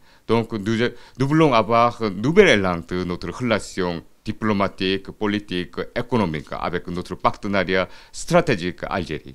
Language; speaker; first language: French; non-native, fluent; Korean